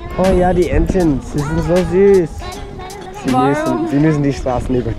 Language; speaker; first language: German; non-native, learner; English